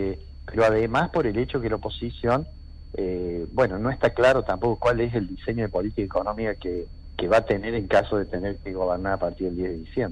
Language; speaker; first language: Spanish; native; Spanish